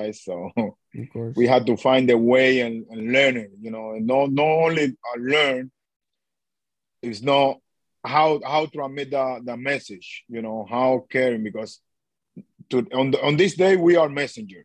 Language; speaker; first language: English; non-native, learner; Spanish